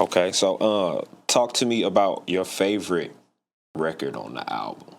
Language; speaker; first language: English; native; English